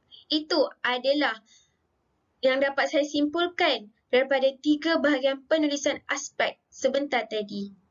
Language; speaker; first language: Malay; native; Malay